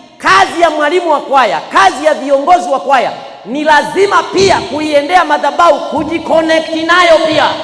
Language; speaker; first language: Swahili; native; Swahili